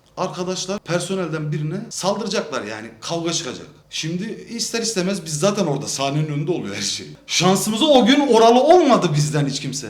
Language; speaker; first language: Turkish; early bilingual, heritage; Turkish